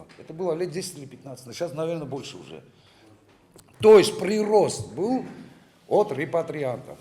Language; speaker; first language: Russian; native; Russian